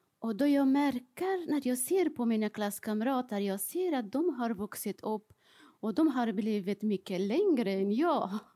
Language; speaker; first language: Swedish; non-native, fluent; Persian